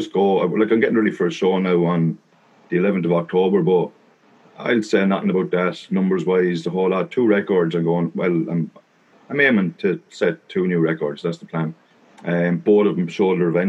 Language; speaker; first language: English; native; English